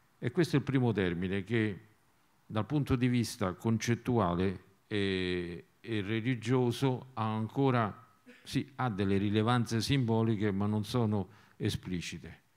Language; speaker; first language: Italian; native; Italian